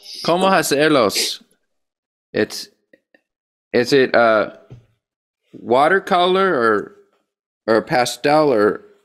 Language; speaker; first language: Spanish; non-native, learner; English